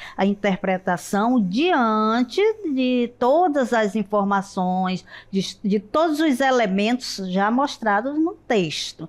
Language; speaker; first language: Portuguese; native; Portuguese